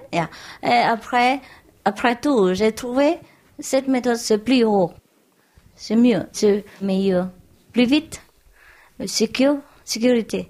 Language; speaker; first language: French; non-native, learner; Vietnamese